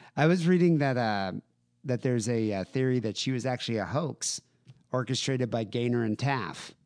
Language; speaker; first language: English; native; English